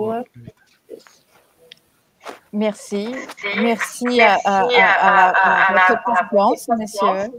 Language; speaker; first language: French; non-native, fluent; Portuguese